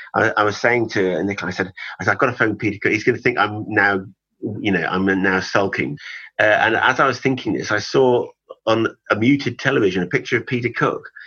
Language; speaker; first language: English; native; English